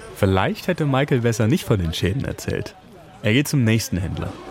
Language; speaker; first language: German; native; German